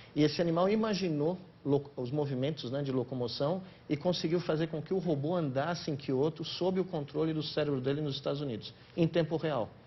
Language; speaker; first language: Portuguese; native; Portuguese